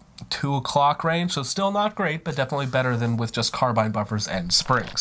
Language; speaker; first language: English; native; English